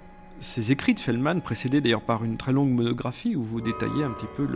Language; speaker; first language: French; native; French